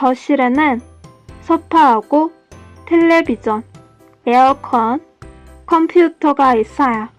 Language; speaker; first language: Korean; non-native, learner; Persian